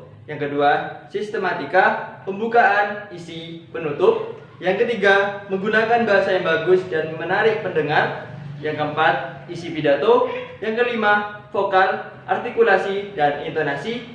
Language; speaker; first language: Indonesian; native; Indonesian